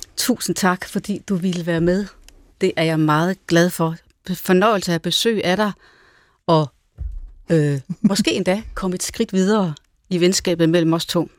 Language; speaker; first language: Danish; native; Danish